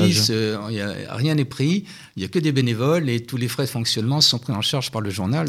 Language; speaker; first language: French; native; French